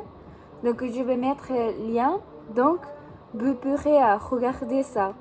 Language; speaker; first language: French; non-native, learner; Japanese